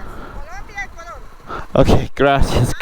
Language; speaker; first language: Spanish; non-native, learner; English